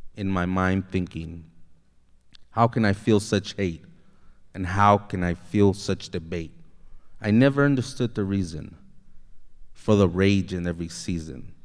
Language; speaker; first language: English; native; English